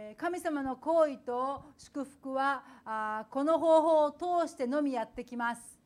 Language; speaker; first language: Japanese; native; Japanese